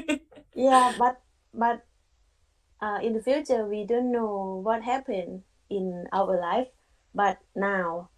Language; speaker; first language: English; non-native, learner; Thai